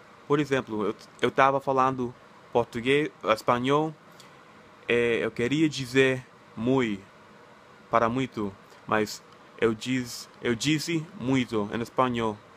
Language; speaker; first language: Portuguese; non-native, learner; English